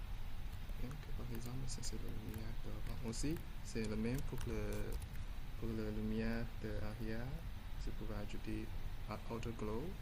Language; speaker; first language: French; non-native, learner; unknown